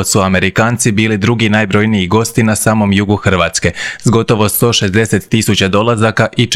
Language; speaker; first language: Croatian; native; Croatian